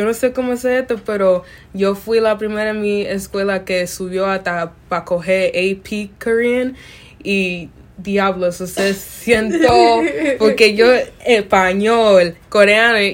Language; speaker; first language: Spanish; early bilingual, other home language; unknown